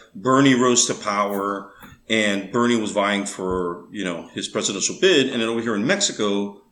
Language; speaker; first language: English; early bilingual, other home language; Spanish